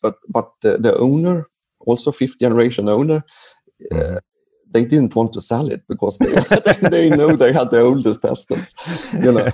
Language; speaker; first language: English; non-native, fluent; Swedish